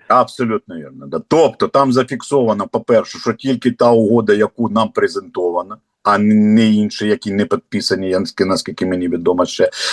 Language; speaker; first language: Ukrainian; non-native, local second language; Russian